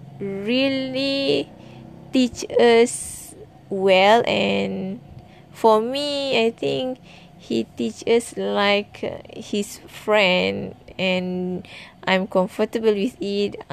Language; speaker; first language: English; non-native, learner; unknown